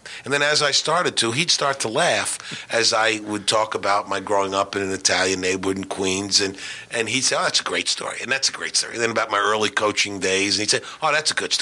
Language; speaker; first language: English; native; English